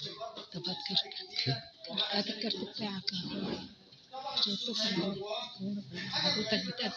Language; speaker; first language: Arabic; native; Arabic